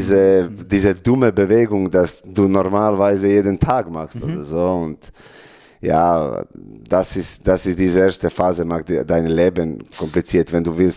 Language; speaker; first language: German; non-native, learner; Serbian